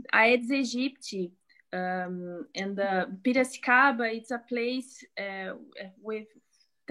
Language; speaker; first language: English; non-native, learner; Portuguese